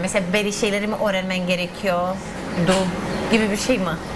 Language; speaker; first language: Turkish; non-native, fluent; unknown